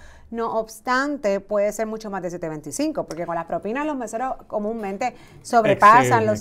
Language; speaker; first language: Spanish; native; Spanish